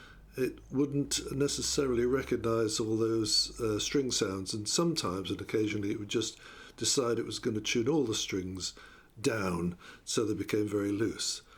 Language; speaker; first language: English; native; English